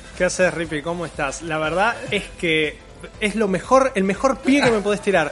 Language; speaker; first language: Spanish; native; Spanish